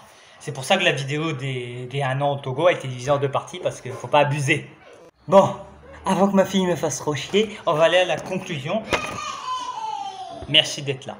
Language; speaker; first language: French; native; French